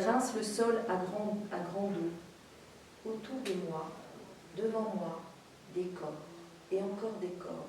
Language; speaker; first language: French; native; French